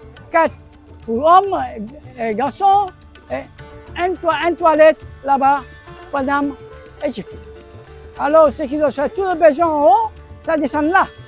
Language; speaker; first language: French; non-native, local second language; Morisyen